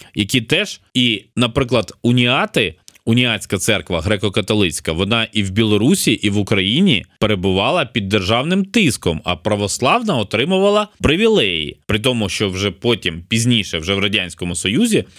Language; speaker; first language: Ukrainian; non-native, local second language; Russian